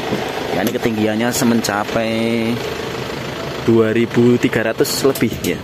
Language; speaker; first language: Indonesian; native; Indonesian